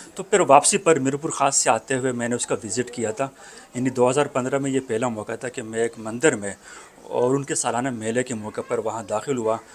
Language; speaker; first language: Urdu; native; Urdu